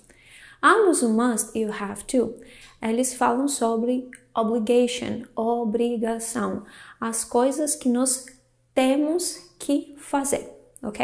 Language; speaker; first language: Portuguese; non-native, fluent; Greek